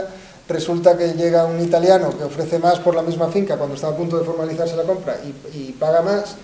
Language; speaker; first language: Spanish; native; Spanish